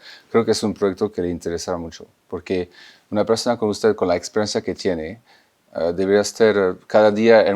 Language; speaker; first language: Spanish; non-native, fluent; French